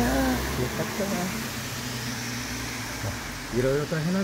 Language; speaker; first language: Japanese; native; Japanese